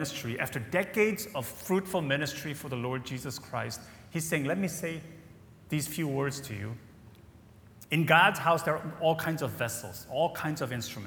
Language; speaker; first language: English; native; English